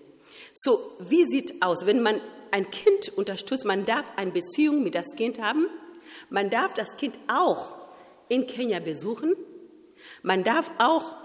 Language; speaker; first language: German; non-native, fluent; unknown